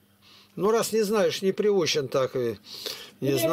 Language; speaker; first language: Russian; native; Russian